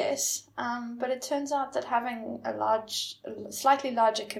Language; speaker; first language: English; native; English